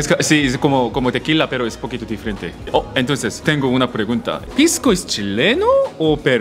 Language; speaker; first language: Spanish; non-native, learner; Korean